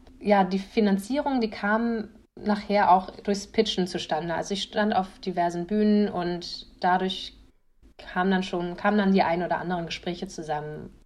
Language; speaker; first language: German; native; German